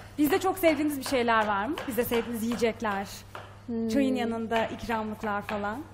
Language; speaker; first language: Turkish; native; Turkish